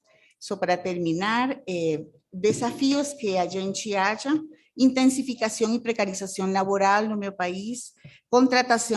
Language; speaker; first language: Portuguese; non-native, fluent; Spanish